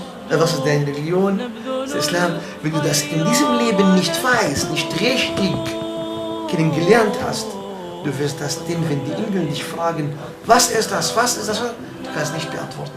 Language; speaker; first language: German; non-native, fluent; Arabic